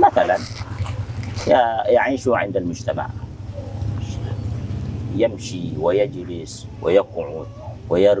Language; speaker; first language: Arabic; non-native, fluent; Indonesian